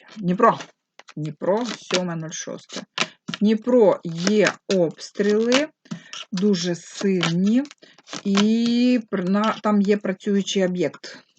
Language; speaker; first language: Ukrainian; non-native, local second language; Russian